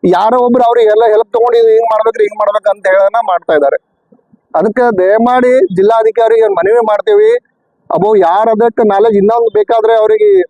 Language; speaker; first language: Kannada; non-native, local second language; Lambadi